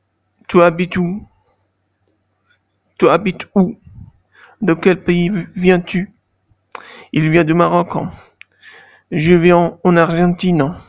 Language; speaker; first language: French; non-native, fluent; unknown